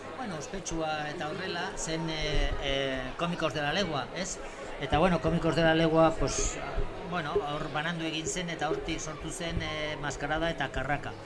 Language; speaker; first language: Basque; non-native, local second language; Spanish